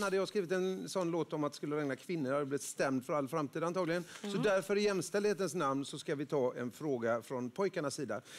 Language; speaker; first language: Swedish; native; Swedish